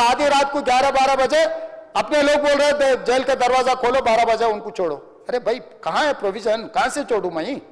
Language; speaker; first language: Hindi; non-native, local second language; Telugu